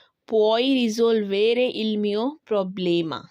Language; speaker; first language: Italian; non-native, learner; Urdu